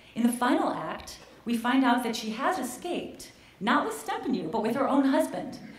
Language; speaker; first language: English; native; English